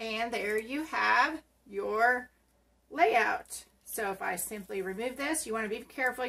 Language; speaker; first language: English; native; English